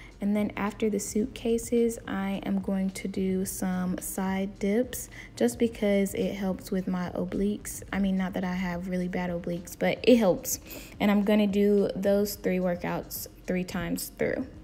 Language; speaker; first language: English; native; English